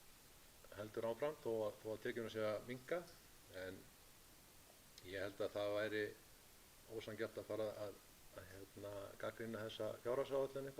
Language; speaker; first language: Icelandic; native; Icelandic